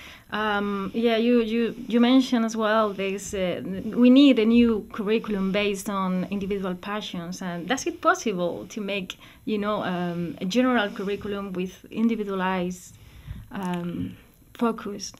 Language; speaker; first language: English; non-native, fluent; Spanish